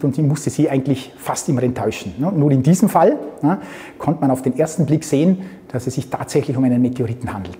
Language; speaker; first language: German; native; German